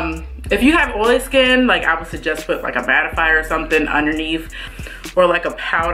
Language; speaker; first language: English; native; English